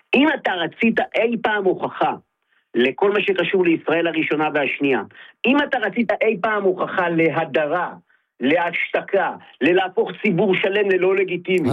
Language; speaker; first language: Hebrew; native; Hebrew